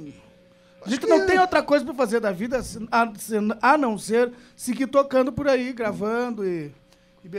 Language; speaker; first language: Portuguese; native; Portuguese